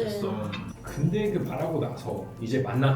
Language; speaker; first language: Korean; native; Korean